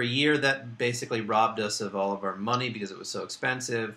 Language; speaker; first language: English; native; English